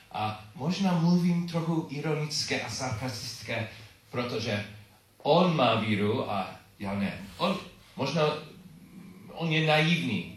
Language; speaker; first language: Czech; non-native, learner; English